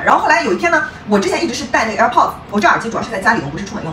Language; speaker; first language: Chinese; native; Chinese